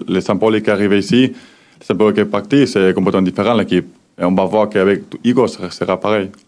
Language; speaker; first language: French; non-native, learner; Spanish